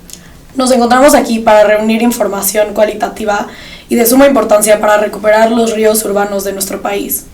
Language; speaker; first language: Spanish; native; Spanish